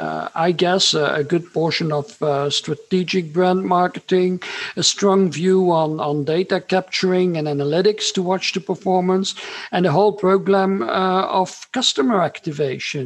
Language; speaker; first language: English; non-native, fluent; Dutch